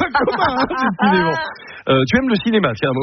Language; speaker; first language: French; native; French